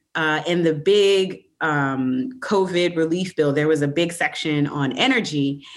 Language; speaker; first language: English; native; English